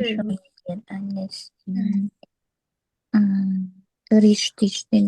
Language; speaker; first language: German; non-native, learner; Filipino